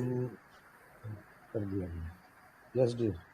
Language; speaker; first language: Hindi; native; Hindi